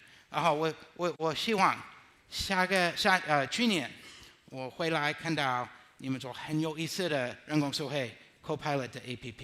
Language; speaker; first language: Chinese; non-native, learner; English